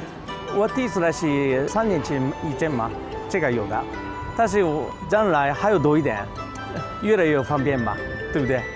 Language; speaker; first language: Chinese; non-native, learner; Japanese